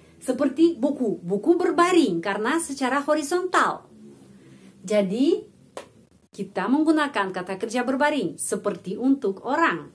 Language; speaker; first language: Indonesian; non-native, fluent; Russian